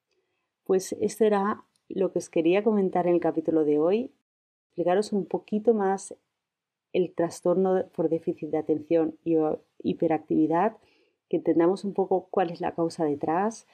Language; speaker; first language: Spanish; native; Spanish